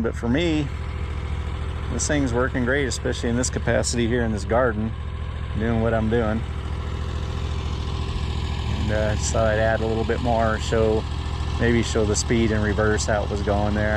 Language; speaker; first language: English; native; English